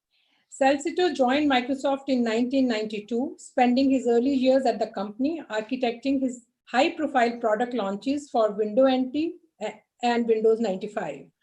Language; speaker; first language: English; non-native, local second language; Hindi